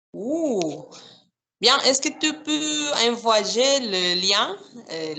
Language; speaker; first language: French; non-native, fluent; Spanish